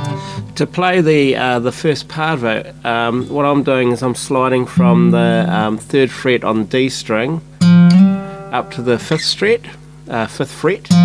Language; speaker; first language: English; native; English